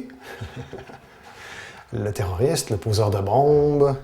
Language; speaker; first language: French; native; French